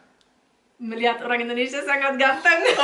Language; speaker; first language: Indonesian; non-native, fluent; Dutch